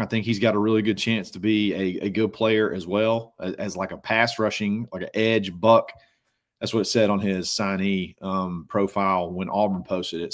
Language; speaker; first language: English; native; English